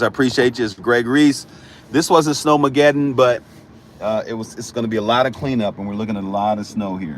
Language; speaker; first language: English; native; English